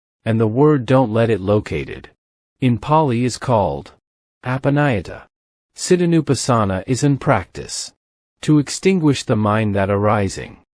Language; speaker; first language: English; non-native, learner; Thai